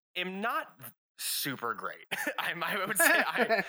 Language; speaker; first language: English; native; English